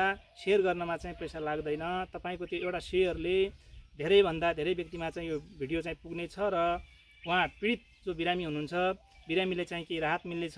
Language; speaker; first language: Nepali; native; Nepali